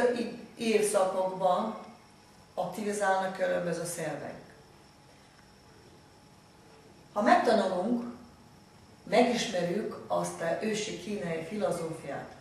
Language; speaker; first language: Hungarian; non-native, fluent; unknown